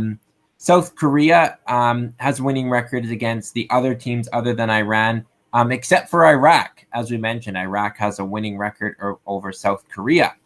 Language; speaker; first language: English; native; English